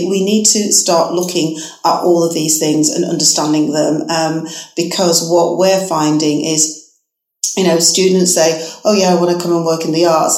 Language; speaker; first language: English; native; English